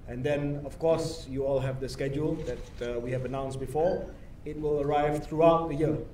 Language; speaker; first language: English; non-native, local second language; Malay